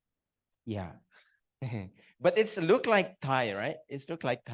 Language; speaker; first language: English; non-native, learner; Indonesian